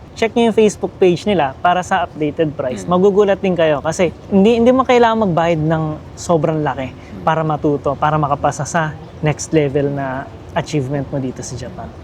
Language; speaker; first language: Filipino; native; Filipino